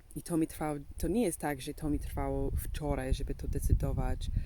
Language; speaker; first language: Polish; non-native, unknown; English